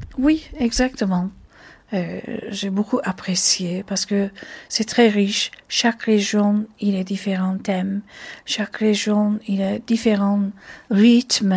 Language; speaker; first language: French; non-native, fluent; Turkish